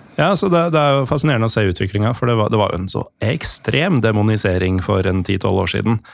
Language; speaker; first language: Norwegian; native; Norwegian